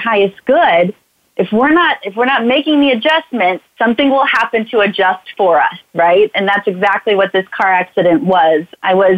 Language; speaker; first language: English; native; English